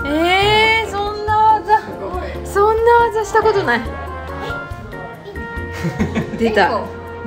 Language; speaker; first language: Japanese; native; Japanese